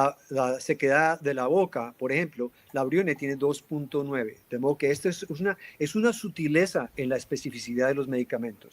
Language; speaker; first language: Spanish; native; Spanish